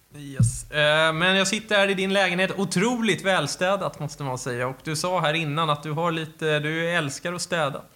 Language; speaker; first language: Swedish; native; Swedish